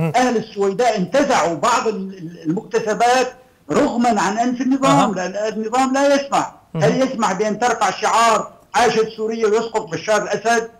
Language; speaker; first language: Arabic; native; Arabic